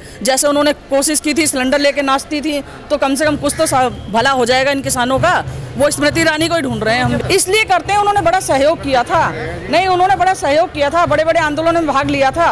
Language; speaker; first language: Hindi; native; Hindi